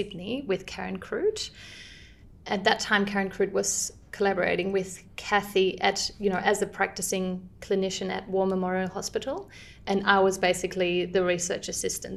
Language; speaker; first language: English; non-native, fluent; German